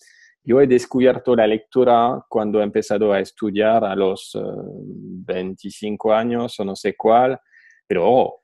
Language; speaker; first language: Spanish; non-native, fluent; French